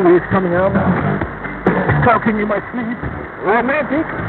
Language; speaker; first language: English; non-native, fluent; Dutch